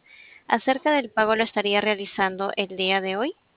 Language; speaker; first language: Spanish; native; Spanish